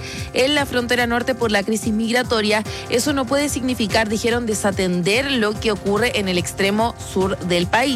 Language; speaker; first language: Spanish; native; Spanish